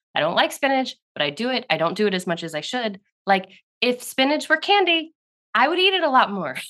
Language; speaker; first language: English; native; English